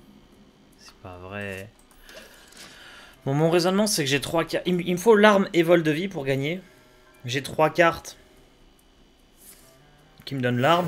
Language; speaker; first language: French; native; French